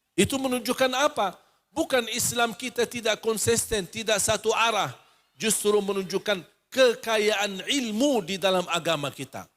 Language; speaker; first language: Indonesian; non-native, fluent; Arabic